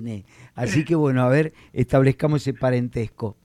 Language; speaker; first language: Spanish; native; Spanish